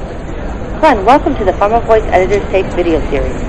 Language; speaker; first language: English; native; English